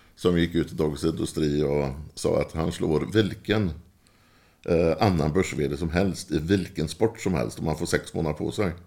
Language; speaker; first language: Swedish; native; Swedish